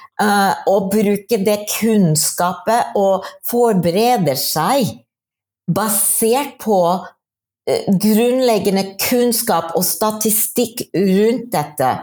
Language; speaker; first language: Norwegian; non-native, fluent; English